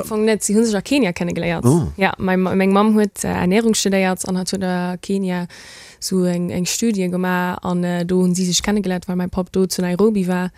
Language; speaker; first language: Luxembourgish; early bilingual, heritage; Luxembourgish